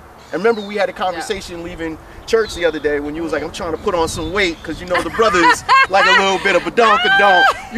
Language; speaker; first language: English; native; English